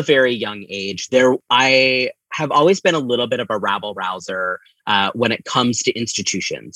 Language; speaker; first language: English; native; English